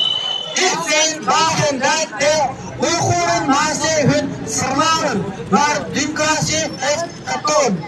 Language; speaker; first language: Dutch; non-native, learner; Uyghur